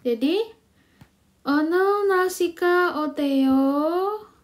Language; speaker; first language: Korean; non-native, learner; Indonesian